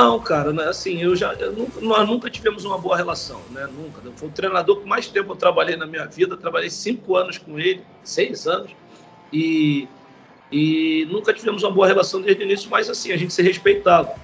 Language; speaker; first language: Portuguese; native; Portuguese